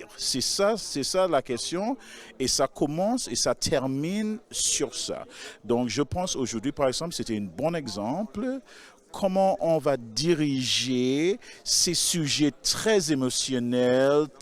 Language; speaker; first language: French; non-native, local second language; English